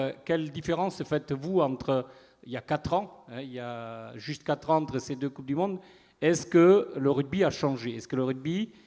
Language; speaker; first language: French; native; French